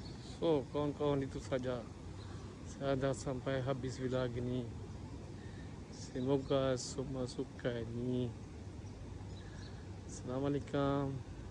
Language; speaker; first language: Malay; non-native, learner; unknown